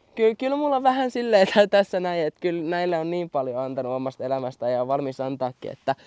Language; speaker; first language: Finnish; native; Finnish